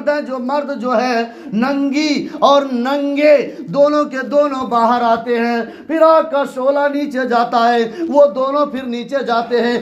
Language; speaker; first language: Urdu; native; Urdu